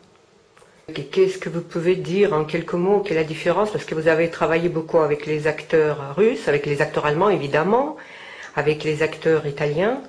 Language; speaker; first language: French; non-native, fluent; Russian